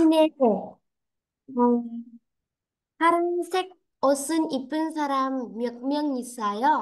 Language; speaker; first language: Korean; non-native, learner; Vietnamese